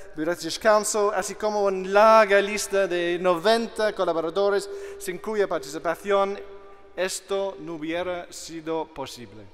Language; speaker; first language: Spanish; non-native, fluent; English